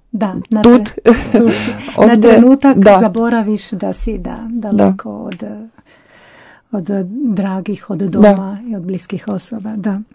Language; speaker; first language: Croatian; native; Croatian